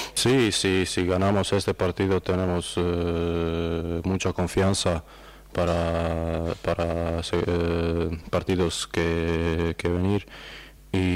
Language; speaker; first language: Spanish; non-native, learner; Croatian